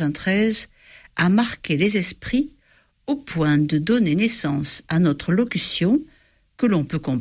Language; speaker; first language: French; native; French